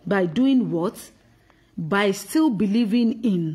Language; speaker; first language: English; non-native, local second language; Yoruba